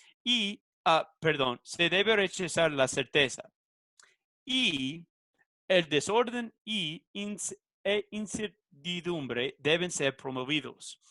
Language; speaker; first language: Spanish; non-native, fluent; English